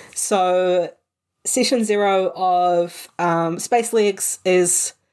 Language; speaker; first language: English; native; English